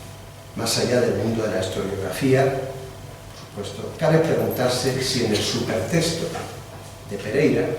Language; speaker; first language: Spanish; native; Spanish